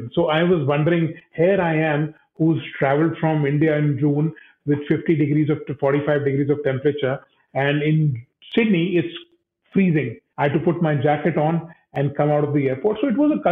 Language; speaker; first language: English; non-native, local second language; Hindi